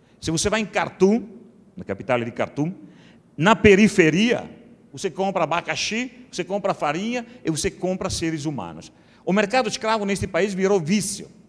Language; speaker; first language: Portuguese; non-native, fluent; Italian